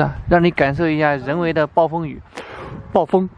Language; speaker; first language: Chinese; native; Chinese